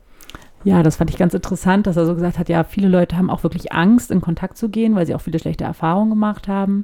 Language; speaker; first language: German; native; German